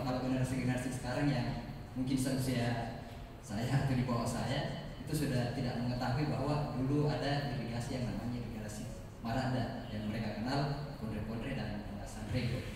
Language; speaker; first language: Indonesian; native; Indonesian